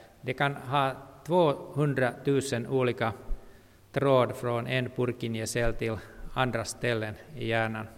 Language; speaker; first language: Swedish; non-native, local second language; Finnish